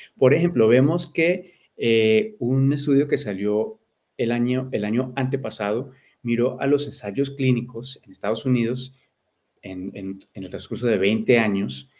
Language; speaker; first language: Spanish; early bilingual, heritage; Spanish